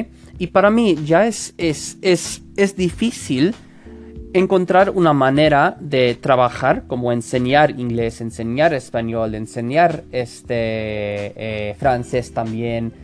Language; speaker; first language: Spanish; non-native, fluent; English